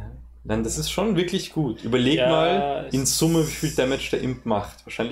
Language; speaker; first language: German; native; German